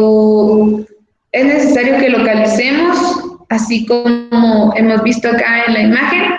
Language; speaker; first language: Spanish; native; Spanish